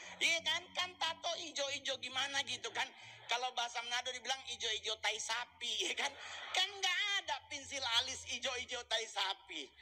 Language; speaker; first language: Indonesian; native; Indonesian